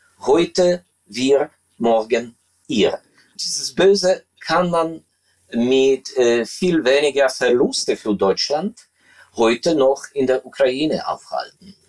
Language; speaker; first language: German; non-native, fluent; Ukrainian